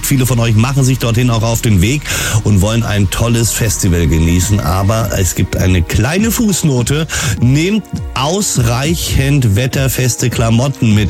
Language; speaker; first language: German; native; German